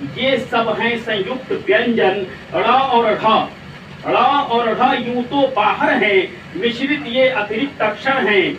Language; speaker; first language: Hindi; native; Hindi